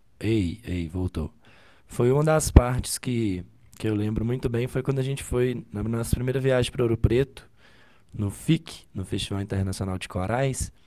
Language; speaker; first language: Portuguese; native; Portuguese